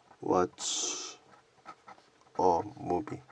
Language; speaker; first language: English; non-native, learner; Korean